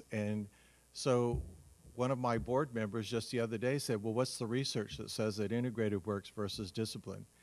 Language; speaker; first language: English; native; English